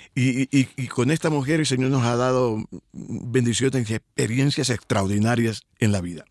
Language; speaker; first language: Spanish; native; Spanish